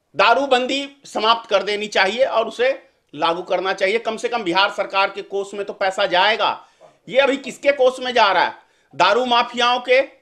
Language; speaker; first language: Hindi; native; Hindi